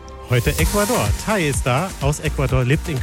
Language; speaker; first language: German; native; German